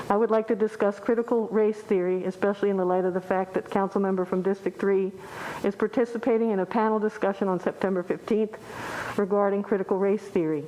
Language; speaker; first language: English; native; English